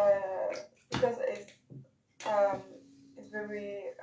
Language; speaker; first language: English; non-native, learner; French